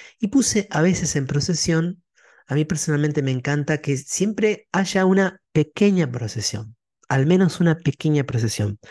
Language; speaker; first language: Spanish; native; Spanish